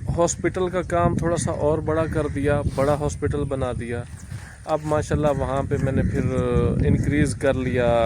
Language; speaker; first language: Urdu; non-native, local second language; Punjabi